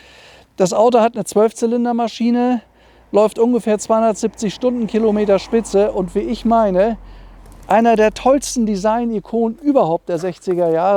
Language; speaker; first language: German; native; German